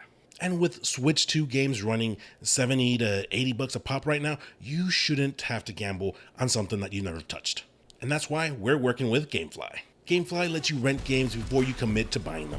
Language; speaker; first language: English; native; English